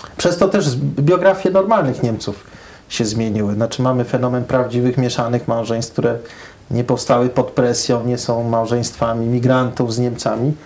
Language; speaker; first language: Polish; early bilingual, heritage; Polish